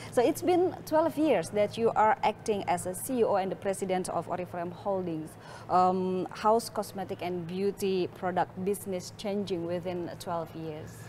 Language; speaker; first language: English; non-native, fluent; Indonesian